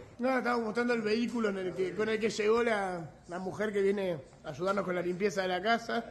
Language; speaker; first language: Spanish; native; Spanish